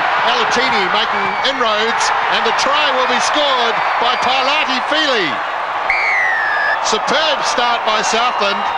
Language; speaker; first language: English; native; English